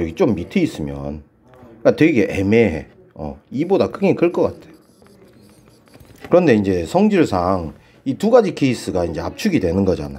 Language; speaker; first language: Korean; native; Korean